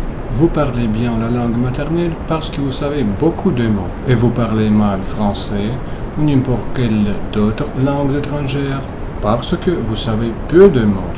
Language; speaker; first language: French; non-native, fluent; Russian